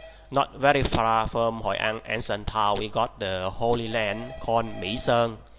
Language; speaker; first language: English; non-native, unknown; Vietnamese